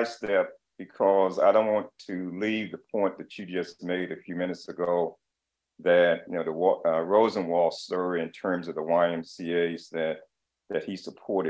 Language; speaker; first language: English; native; English